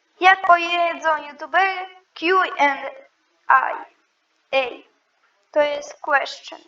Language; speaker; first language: Polish; non-native, learner; Ukrainian